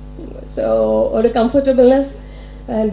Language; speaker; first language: Tamil; non-native, local second language; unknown